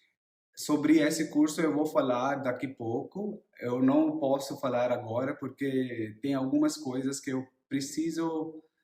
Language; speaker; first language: Portuguese; non-native, learner; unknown